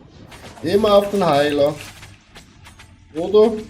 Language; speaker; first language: German; native; German